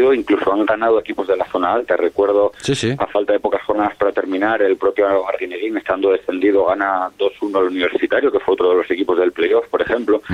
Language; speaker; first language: Spanish; native; Spanish